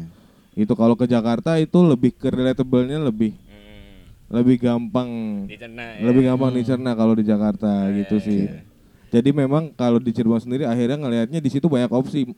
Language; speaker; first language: Indonesian; native; Indonesian